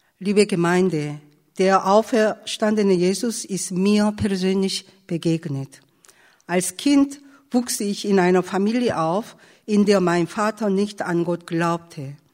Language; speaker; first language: German; non-native, fluent; Korean